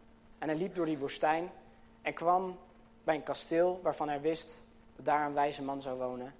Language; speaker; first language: Dutch; native; Dutch